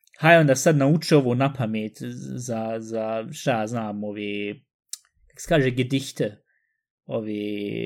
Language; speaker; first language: Bosnian; early bilingual, heritage; Bosnian